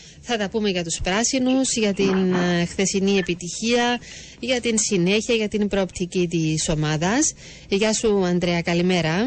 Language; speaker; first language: Greek; native; Greek